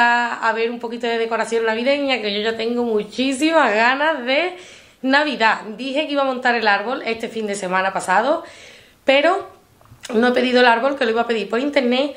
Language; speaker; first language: Spanish; native; Spanish